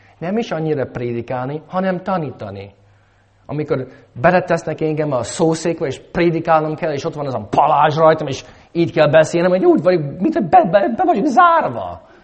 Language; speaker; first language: Hungarian; non-native, fluent; English